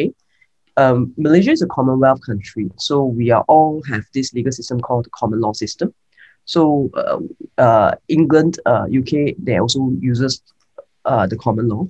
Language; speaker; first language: English; non-native, local second language; Cantonese